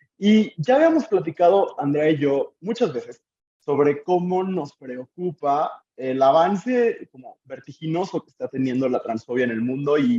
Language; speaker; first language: Spanish; native; Spanish